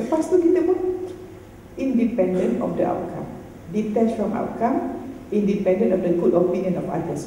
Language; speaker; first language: English; non-native, local second language; Malay